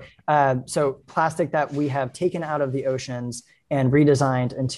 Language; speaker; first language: English; native; English